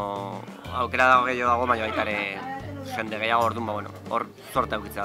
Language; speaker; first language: Basque; native; Basque